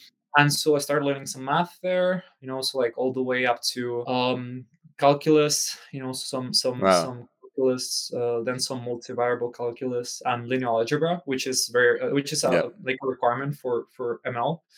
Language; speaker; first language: English; non-native, fluent; Czech